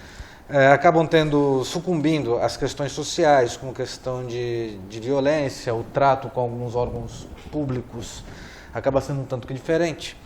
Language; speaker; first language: Portuguese; native; Portuguese